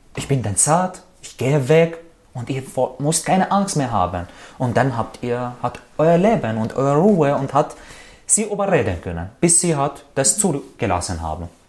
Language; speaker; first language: German; non-native, fluent; Arabic